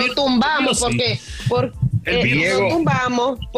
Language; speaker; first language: Spanish; native; Spanish